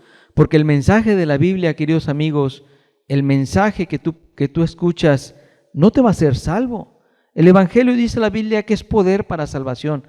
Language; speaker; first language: Spanish; native; Spanish